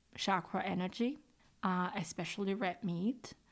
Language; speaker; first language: English; non-native, fluent; Swiss German